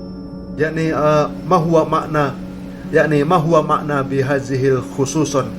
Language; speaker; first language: Arabic; non-native, learner; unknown